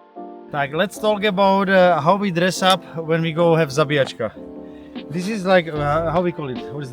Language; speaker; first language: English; non-native, learner; Czech